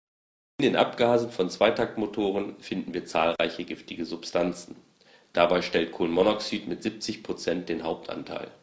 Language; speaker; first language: German; native; German